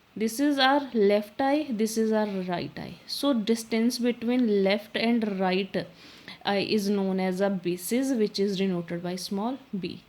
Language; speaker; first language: English; non-native, local second language; Punjabi